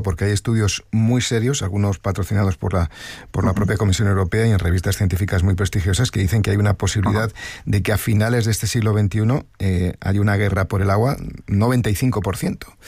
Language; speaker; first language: Spanish; native; Spanish